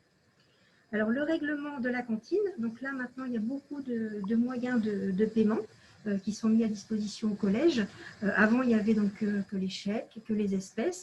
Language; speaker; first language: French; native; French